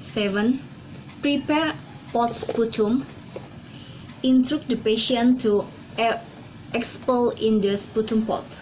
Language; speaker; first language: English; non-native, learner; Indonesian